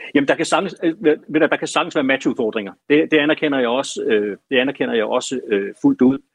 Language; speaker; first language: Danish; native; Danish